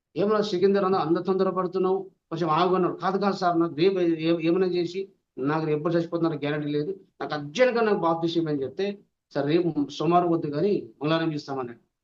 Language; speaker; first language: Telugu; non-native, local second language; Lambadi